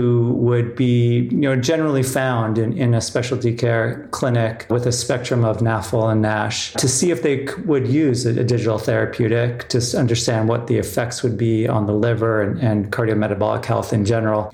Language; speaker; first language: English; native; English